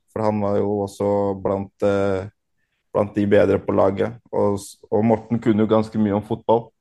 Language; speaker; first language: Norwegian; early bilingual, other home language; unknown